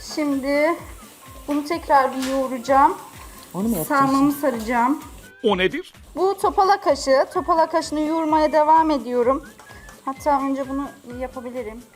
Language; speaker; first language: Turkish; native; Turkish